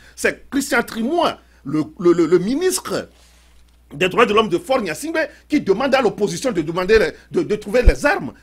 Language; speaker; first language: French; non-native, local second language; Ewe